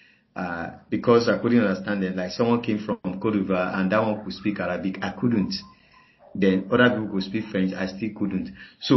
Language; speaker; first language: English; non-native, local second language; Yoruba